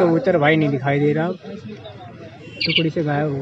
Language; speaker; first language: Hindi; native; Hindi